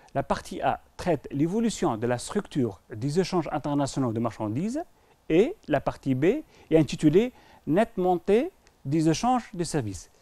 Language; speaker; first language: French; non-native, local second language; Arabic